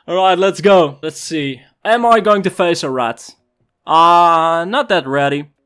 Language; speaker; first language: English; non-native, fluent; Dutch